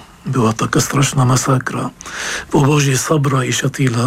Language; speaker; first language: Polish; non-native, fluent; Arabic